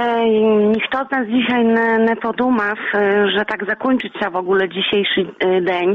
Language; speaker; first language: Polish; non-native, local second language; Belarusian